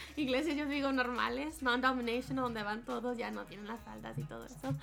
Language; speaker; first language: Spanish; early bilingual, heritage; Spanish